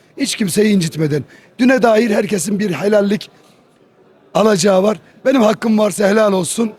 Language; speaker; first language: Turkish; native; Turkish